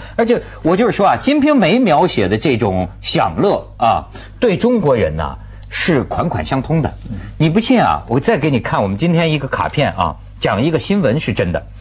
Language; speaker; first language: Chinese; native; Chinese